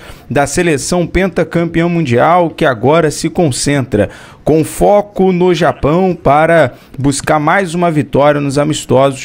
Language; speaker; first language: Portuguese; native; Portuguese